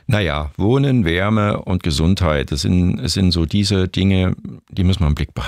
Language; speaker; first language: German; native; German